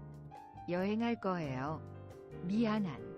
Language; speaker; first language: Korean; non-native, learner; English